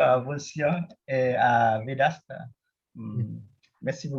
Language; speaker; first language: French; non-native, fluent; Vietnamese